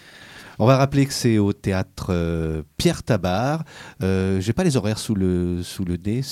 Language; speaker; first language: French; native; French